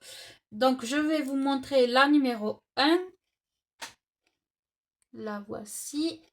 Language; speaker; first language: French; native; French